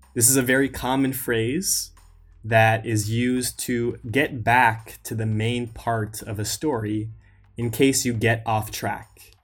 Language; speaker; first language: English; native; English